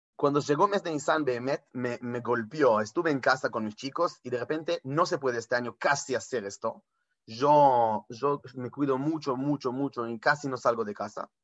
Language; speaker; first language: Spanish; non-native, fluent; Hebrew